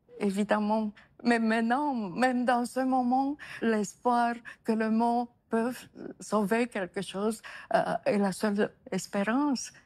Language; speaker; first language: French; non-native, fluent; Romanian